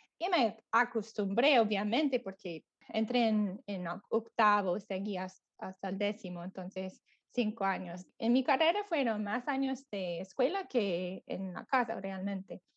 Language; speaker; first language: Spanish; non-native, fluent; English